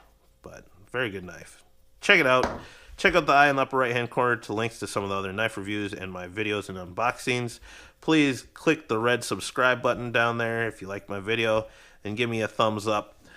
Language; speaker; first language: English; native; English